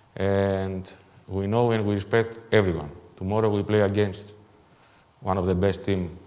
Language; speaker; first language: English; non-native, fluent; Greek